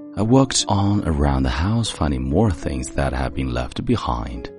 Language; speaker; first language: English; non-native, fluent; Chinese